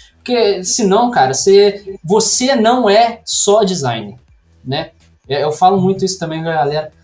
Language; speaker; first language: Portuguese; native; Portuguese